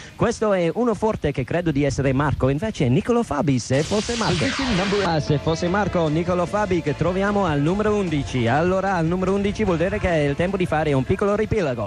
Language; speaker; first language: Italian; non-native, fluent; English